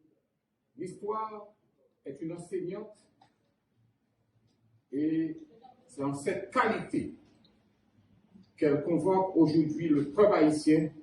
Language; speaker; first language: French; non-native, local second language; Haitian Creole